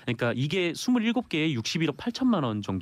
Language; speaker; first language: Korean; native; Korean